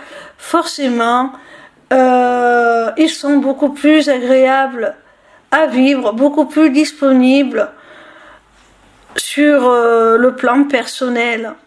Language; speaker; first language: French; native; French